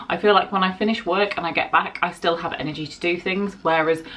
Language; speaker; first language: English; native; English